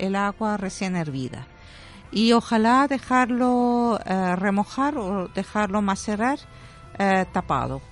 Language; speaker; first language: Spanish; non-native, fluent; German